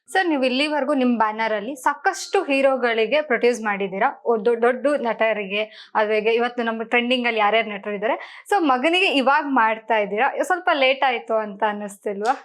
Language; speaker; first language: Kannada; native; Kannada